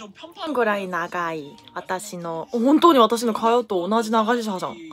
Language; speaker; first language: Japanese; non-native, fluent; Korean